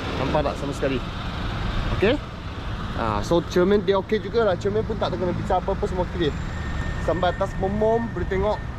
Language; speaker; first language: Malay; non-native, local second language; Chinese